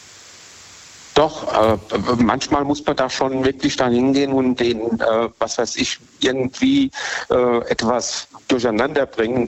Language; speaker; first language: German; native; German